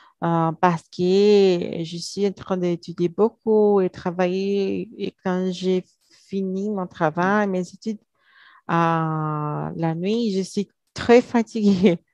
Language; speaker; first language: French; non-native, learner; Portuguese